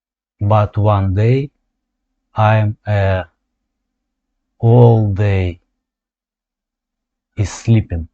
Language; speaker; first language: English; non-native, learner; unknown